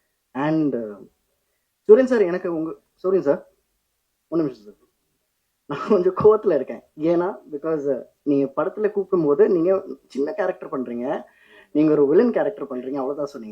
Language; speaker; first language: Tamil; non-native, fluent; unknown